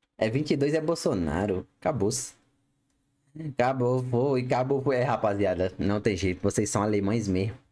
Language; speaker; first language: Portuguese; native; Portuguese